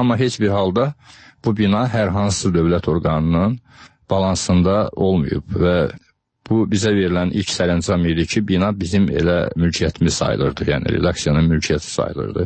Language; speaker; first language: Azerbaijani; native; Azerbaijani